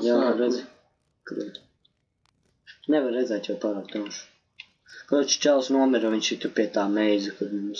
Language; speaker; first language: Latvian; native; Latvian